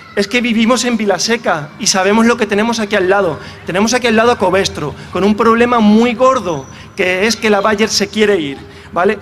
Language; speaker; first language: Spanish; native; Spanish